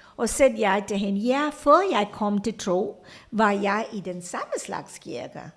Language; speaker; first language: Danish; non-native, fluent; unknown